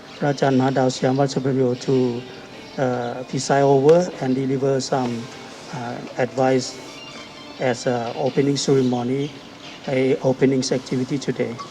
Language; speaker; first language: English; non-native, learner; Thai